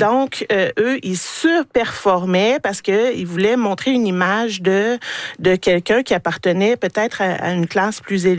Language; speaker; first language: French; native; French